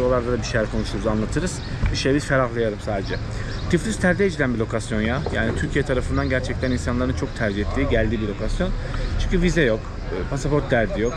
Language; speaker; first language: Turkish; native; Turkish